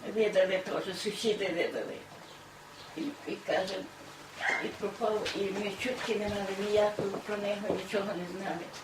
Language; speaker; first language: Ukrainian; native; Ukrainian